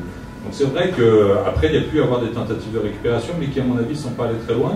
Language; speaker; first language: French; native; French